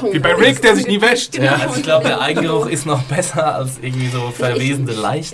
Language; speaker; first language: German; native; German